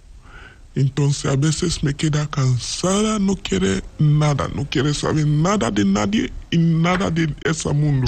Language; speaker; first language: Spanish; non-native, learner; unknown